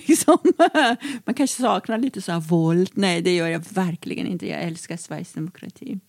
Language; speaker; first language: Swedish; non-native, fluent; Persian